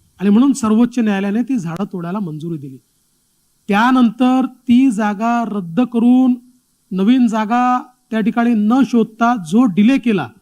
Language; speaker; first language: Marathi; native; Marathi